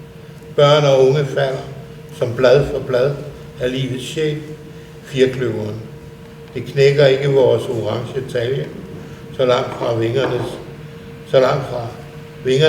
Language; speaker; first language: Danish; native; Danish